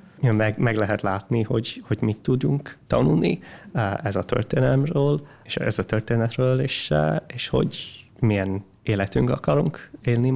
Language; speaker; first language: Hungarian; early bilingual, heritage; English